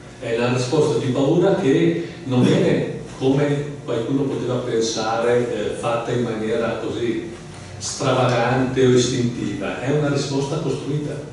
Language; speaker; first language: Italian; native; Italian